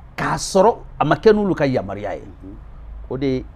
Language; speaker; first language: French; non-native, local second language; Bambara